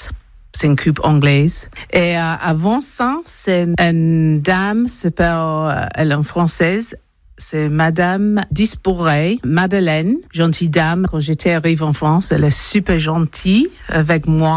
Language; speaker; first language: French; non-native, learner; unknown